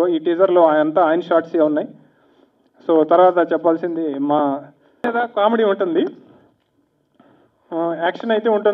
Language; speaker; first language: Telugu; native; Telugu